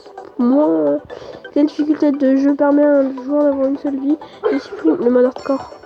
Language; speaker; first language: French; native; French